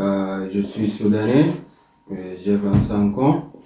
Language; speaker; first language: French; non-native, learner; Arabic